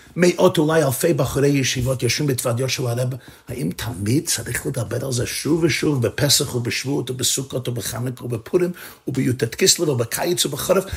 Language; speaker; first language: Hebrew; non-native, fluent; English